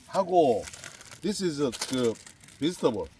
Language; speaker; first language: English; non-native, learner; Korean